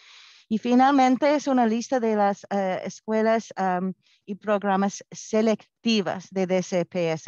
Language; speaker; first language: Spanish; non-native, fluent; English